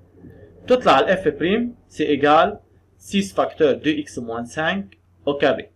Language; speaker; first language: French; non-native, local second language; Arabic